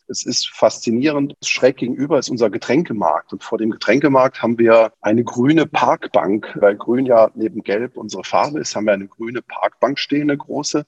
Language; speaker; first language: German; native; German